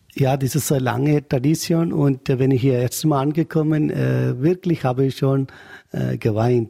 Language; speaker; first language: German; non-native, learner; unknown